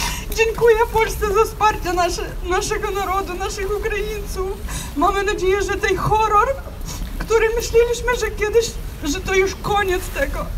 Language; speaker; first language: Polish; non-native, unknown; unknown